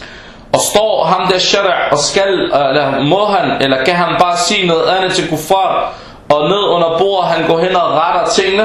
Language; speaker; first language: Danish; non-native, fluent; Arabic